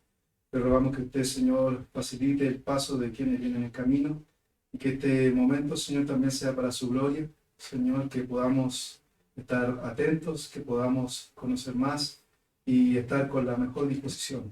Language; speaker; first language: Spanish; native; Spanish